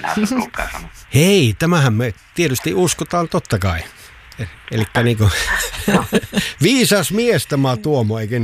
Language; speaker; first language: Finnish; native; Finnish